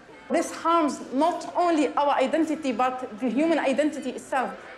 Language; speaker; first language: English; non-native, fluent; Arabic